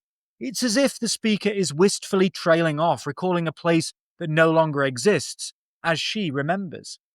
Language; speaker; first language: English; native; English